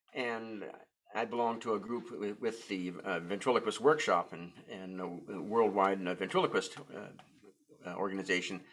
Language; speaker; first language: English; native; English